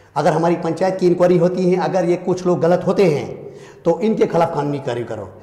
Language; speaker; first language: Hindi; native; Hindi